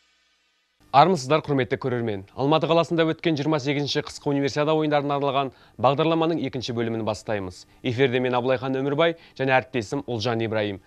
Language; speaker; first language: Kazakh; native; Kazakh